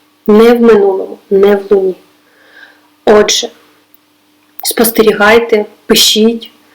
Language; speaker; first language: Ukrainian; non-native, local second language; Russian